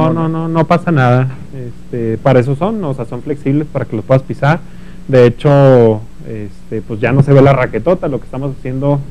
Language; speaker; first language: Spanish; native; Spanish